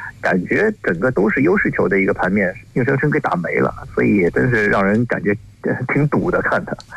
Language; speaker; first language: Chinese; native; Chinese